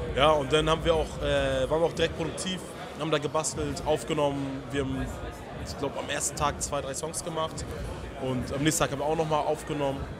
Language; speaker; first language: German; early bilingual, other home language; Portuguese